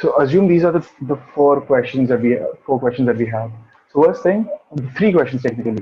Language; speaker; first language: English; non-native, local second language; Hindi